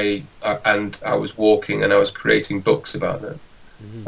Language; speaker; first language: English; native; English